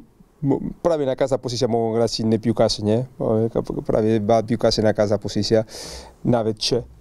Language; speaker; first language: Polish; non-native, learner; Spanish